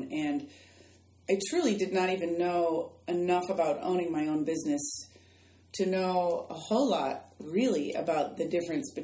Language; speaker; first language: English; native; English